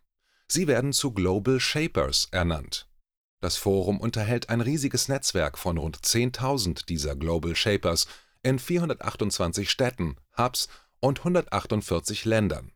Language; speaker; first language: German; native; German